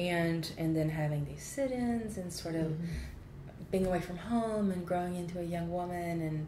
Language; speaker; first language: English; native; English